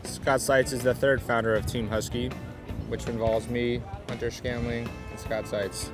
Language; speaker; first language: English; native; English